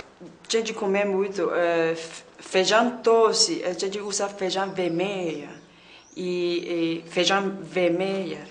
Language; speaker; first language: Portuguese; non-native, learner; Khmer